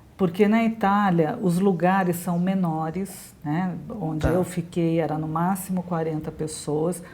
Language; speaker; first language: Portuguese; native; Portuguese